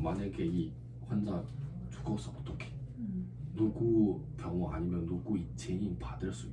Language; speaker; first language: Korean; non-native, learner; Chinese